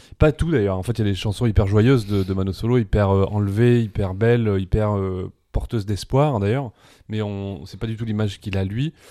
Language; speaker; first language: French; early bilingual, other home language; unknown